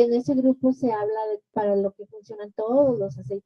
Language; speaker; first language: Spanish; native; Spanish